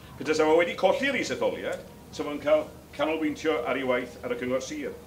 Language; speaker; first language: Welsh; native; Welsh